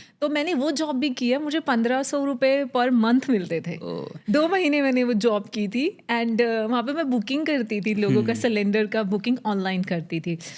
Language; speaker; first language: Hindi; native; Hindi